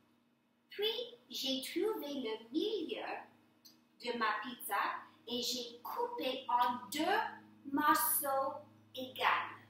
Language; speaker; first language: French; non-native, fluent; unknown